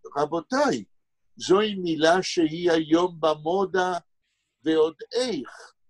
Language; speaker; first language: Hebrew; non-native, fluent; Yiddish